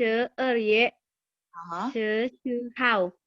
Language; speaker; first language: Chinese; non-native, learner; Indonesian